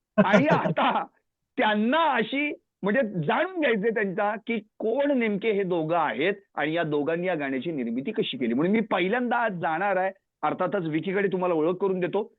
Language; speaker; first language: Marathi; native; Marathi